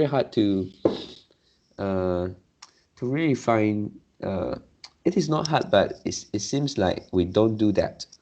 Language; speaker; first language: English; non-native, learner; Chinese